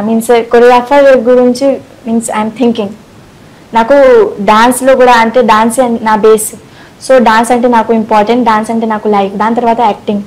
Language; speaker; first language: Telugu; non-native, local second language; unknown